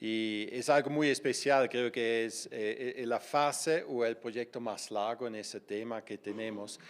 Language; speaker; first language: Spanish; non-native, fluent; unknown